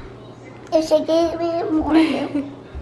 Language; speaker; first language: Portuguese; early bilingual, heritage; Portuguese